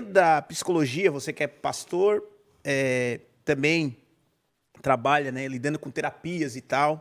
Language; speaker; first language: Portuguese; native; Portuguese